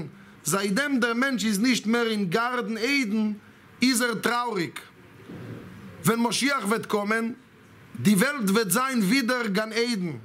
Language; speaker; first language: German; non-native, fluent; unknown